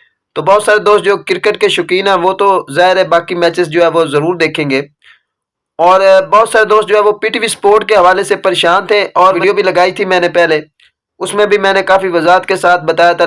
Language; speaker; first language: Urdu; native; Urdu